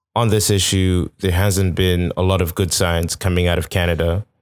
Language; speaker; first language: English; non-native, local second language; Yoruba